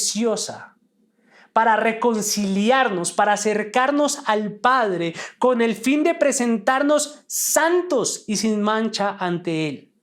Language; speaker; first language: Spanish; native; Spanish